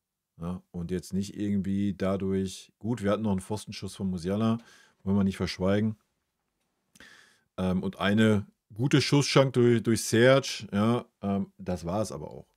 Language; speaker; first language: German; native; German